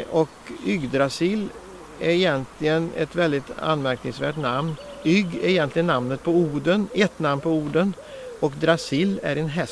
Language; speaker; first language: Swedish; native; Swedish